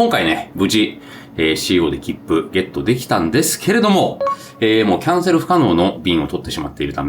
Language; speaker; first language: Japanese; native; Japanese